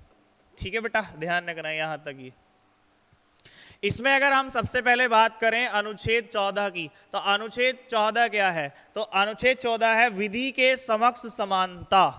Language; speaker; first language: Hindi; native; Hindi